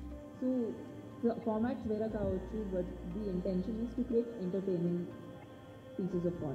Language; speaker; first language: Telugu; non-native, fluent; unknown